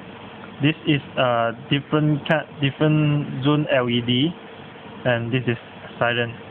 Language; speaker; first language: English; non-native, local second language; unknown